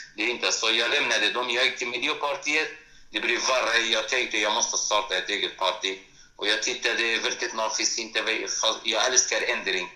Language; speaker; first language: Swedish; non-native, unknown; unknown